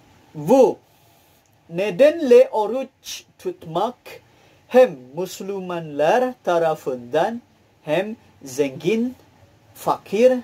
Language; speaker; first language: Turkish; non-native, learner; Indonesian